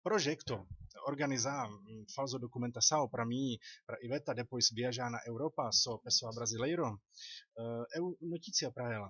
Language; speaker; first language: Portuguese; non-native, learner; Czech